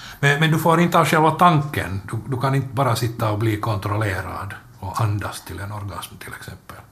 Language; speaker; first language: Swedish; native; Swedish